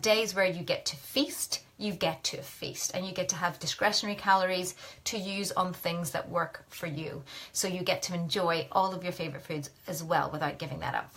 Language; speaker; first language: English; native; English